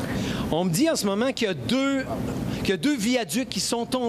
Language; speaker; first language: French; native; French